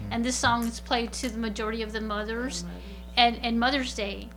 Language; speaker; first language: English; early bilingual, other home language; Spanish